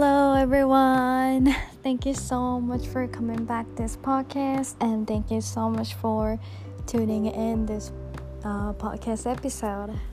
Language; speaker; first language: English; non-native, fluent; Japanese